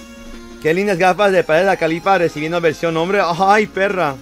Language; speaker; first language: Spanish; native; Spanish